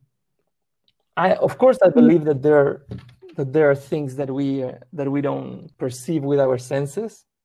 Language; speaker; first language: English; non-native, fluent; Spanish